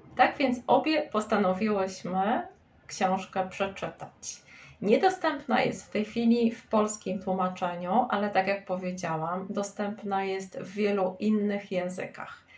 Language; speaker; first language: Polish; native; Polish